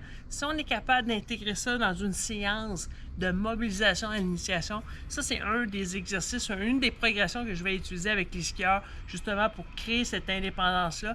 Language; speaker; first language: French; native; French